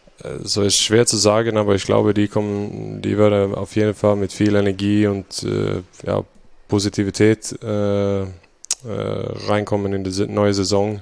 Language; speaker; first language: German; non-native, fluent; Swedish